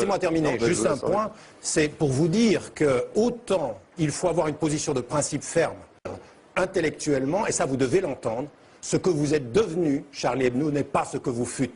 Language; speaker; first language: French; early bilingual, heritage; French